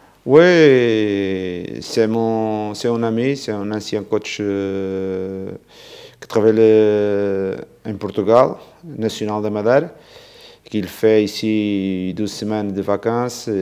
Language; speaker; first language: French; non-native, fluent; Portuguese